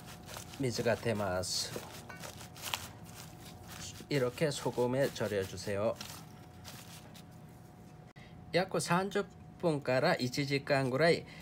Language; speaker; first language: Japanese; non-native, fluent; Korean